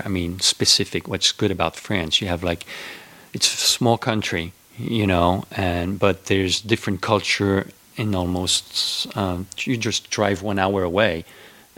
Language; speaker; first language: English; non-native, fluent; French